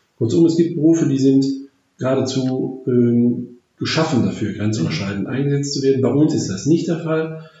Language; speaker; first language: German; native; German